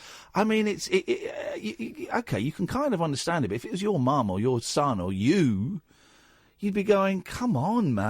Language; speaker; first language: English; native; English